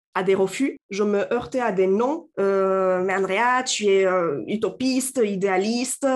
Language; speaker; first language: French; non-native, fluent; Romanian